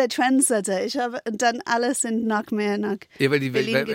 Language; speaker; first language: German; non-native, fluent; English